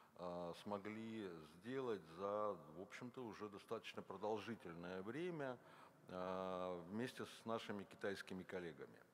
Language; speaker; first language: Russian; native; Russian